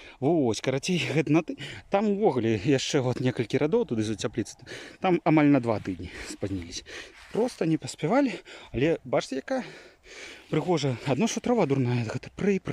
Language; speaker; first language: Belarusian; native; Belarusian